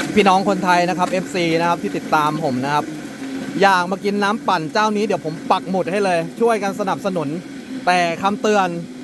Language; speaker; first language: Thai; native; Thai